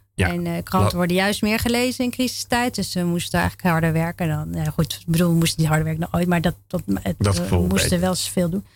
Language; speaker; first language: Dutch; native; Dutch